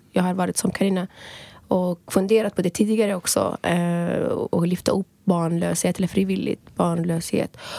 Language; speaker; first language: Swedish; non-native, fluent; Arabic